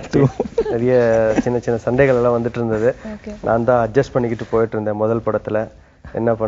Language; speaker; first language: Tamil; native; Tamil